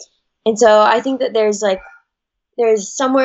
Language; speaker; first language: English; native; English